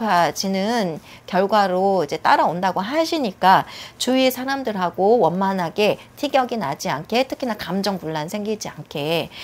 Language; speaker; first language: Korean; native; Korean